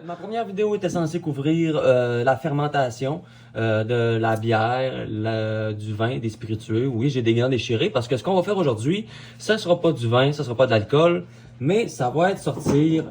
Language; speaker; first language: French; native; French